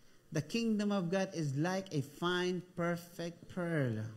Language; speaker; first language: English; non-native, local second language; Filipino